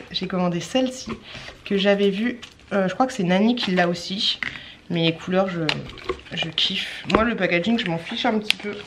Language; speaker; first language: French; native; French